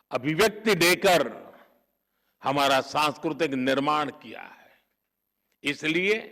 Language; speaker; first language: Hindi; non-native, local second language; Gujarati